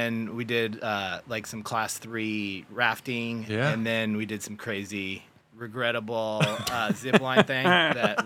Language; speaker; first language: English; native; English